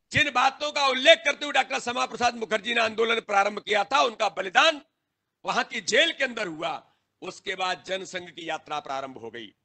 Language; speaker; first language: Hindi; native; Hindi